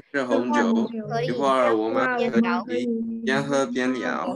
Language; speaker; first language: Chinese; non-native, learner; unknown